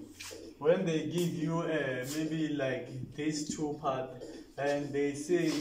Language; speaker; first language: English; non-native, local second language; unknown